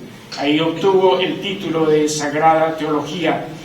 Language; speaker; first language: Spanish; native; Spanish